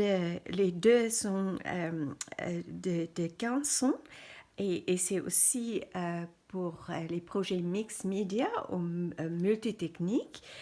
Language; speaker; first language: French; non-native, fluent; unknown